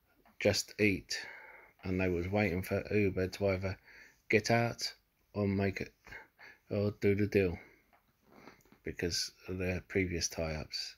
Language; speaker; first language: English; native; English